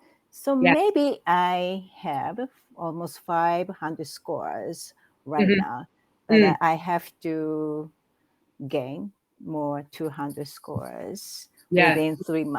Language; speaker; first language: English; non-native, learner; Japanese